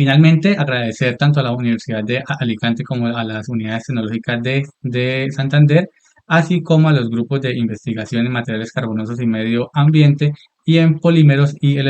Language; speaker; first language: Spanish; native; Spanish